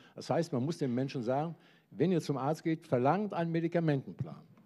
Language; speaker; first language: German; native; German